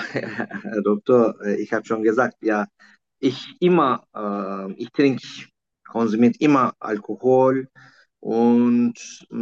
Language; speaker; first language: German; non-native, learner; Turkish